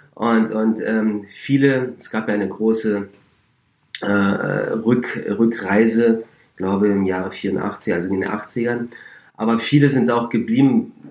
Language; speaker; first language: German; native; German